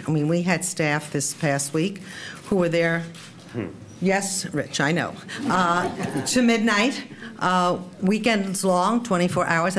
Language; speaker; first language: English; early bilingual, other home language; Spanish